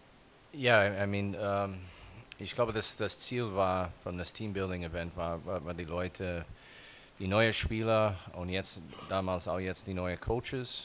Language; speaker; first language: German; non-native, fluent; English